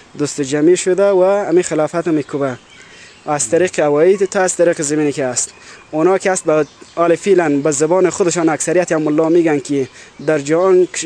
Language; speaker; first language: Persian; native; Persian